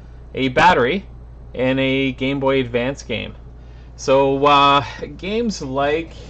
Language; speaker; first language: English; native; English